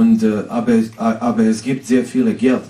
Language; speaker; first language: German; non-native, fluent; Serbian